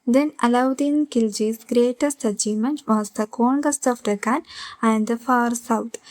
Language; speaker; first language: English; non-native, local second language; Malayalam